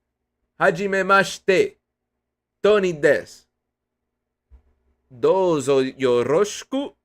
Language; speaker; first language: Japanese; non-native, learner; English